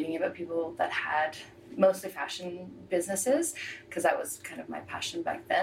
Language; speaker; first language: English; native; English